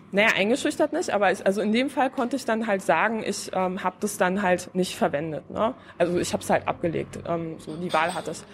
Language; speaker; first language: German; non-native, fluent; Polish